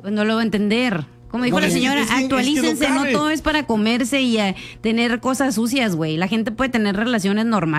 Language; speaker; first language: Spanish; native; Spanish